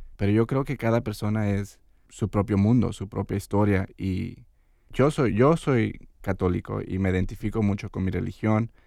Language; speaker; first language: Spanish; early bilingual, heritage; Spanish